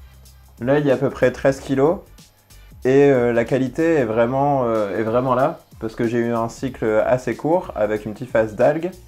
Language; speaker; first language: French; native; French